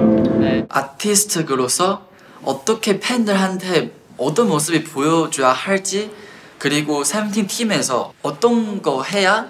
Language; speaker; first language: Korean; non-native, fluent; Chinese